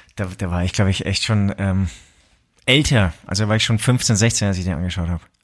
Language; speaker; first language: German; native; German